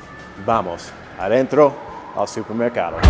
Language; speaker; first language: Spanish; non-native, fluent; English